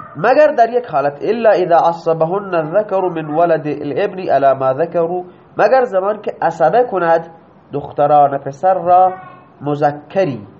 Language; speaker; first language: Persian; non-native, local second language; Baluchi